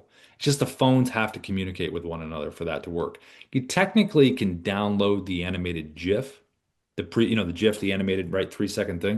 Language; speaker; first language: English; native; English